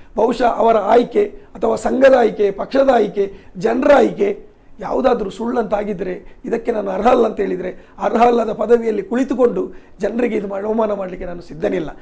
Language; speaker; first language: Kannada; non-native, local second language; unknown